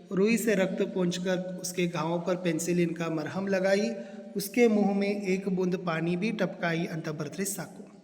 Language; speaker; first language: Hindi; non-native, local second language; Kannada